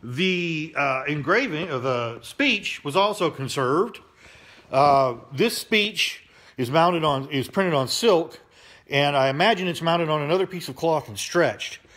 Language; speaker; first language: English; native; English